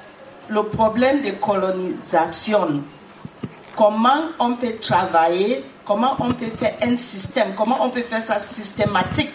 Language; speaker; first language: French; non-native, learner; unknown